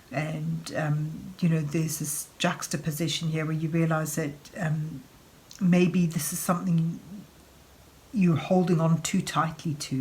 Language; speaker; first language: English; native; English